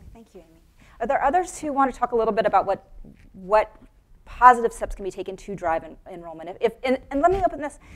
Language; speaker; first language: English; native; English